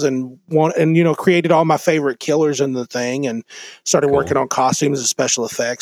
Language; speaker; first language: English; native; English